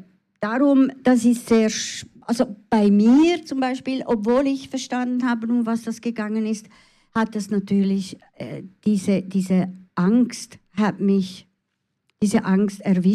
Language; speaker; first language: German; early bilingual, other home language; Italian